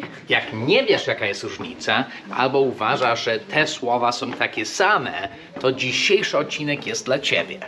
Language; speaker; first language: Polish; non-native, fluent; English